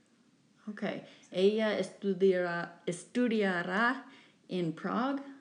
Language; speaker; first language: Spanish; non-native, fluent; English